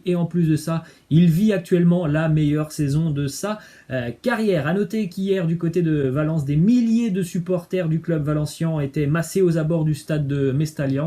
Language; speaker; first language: French; native; French